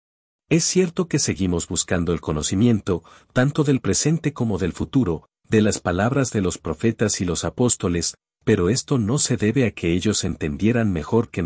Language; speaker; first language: Spanish; native; Spanish